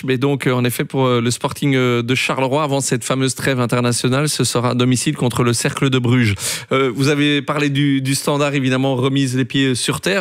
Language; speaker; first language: French; native; French